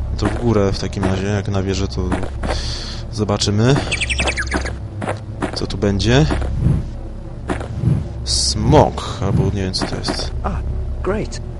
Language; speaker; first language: Polish; native; Polish